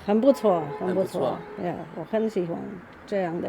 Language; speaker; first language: Chinese; non-native, learner; German